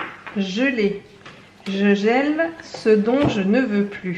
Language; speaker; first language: French; native; French